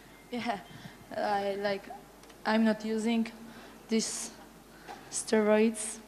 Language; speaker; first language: English; non-native, fluent; Polish